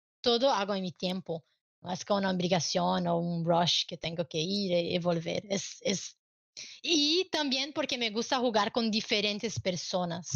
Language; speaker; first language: Spanish; non-native, learner; Portuguese